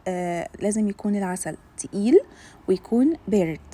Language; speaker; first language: Arabic; native; Arabic